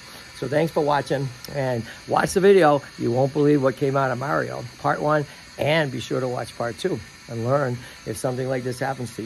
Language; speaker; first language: English; native; English